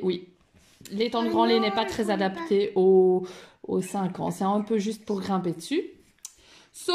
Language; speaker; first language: French; native; French